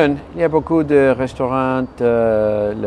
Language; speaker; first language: French; non-native, learner; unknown